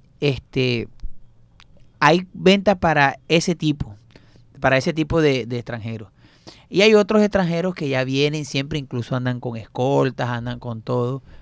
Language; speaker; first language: Spanish; native; Spanish